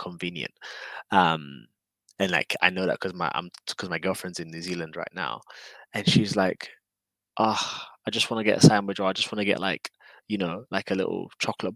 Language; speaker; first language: English; native; English